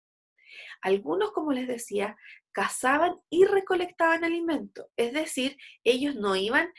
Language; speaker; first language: Spanish; native; Spanish